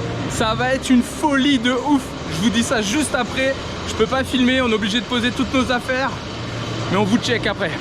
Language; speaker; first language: French; native; French